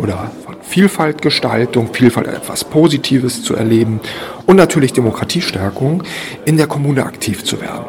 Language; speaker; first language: German; native; German